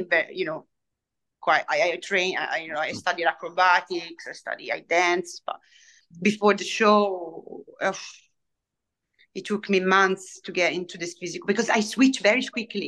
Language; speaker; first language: English; non-native, fluent; Italian